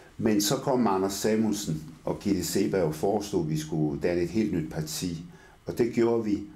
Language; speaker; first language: Danish; early bilingual, other home language; Arabic